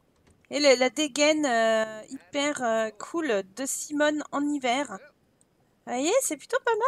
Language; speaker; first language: French; native; French